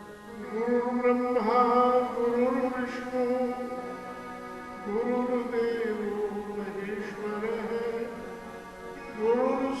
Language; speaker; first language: Hindi; native; Hindi